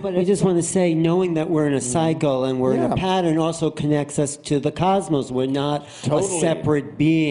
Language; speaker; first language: English; native; English